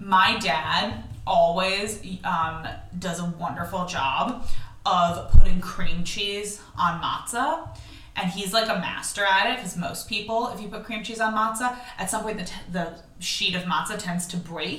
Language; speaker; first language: English; native; English